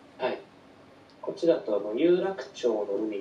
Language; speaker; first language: Japanese; native; Japanese